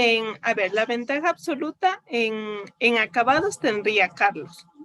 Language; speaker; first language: Spanish; native; Spanish